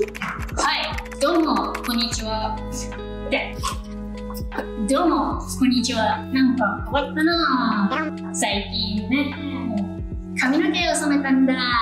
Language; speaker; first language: Japanese; non-native, learner; English